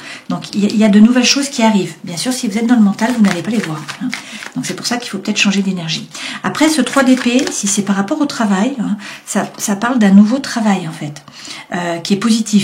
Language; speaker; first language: French; native; French